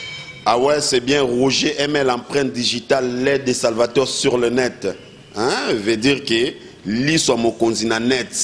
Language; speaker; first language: French; non-native, local second language; Lingala